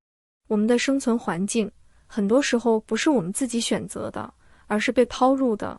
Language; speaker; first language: Chinese; native; Chinese